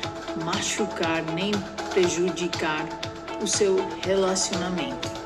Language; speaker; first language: Portuguese; non-native, fluent; Spanish